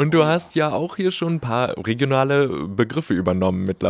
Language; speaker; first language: German; native; German